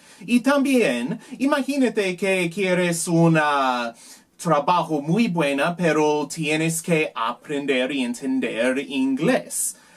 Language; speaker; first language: Spanish; non-native, learner; English